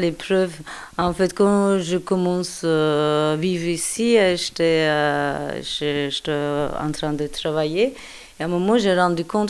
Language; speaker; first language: French; non-native, learner; Turkish